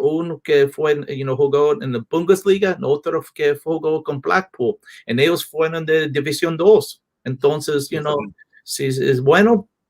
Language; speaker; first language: Spanish; non-native, learner; English